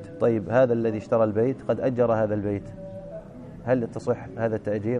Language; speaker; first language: Arabic; native; Arabic